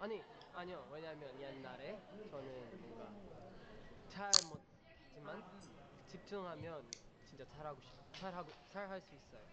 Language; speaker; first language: Korean; non-native, learner; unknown